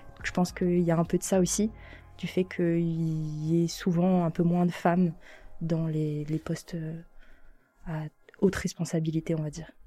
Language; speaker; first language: French; native; French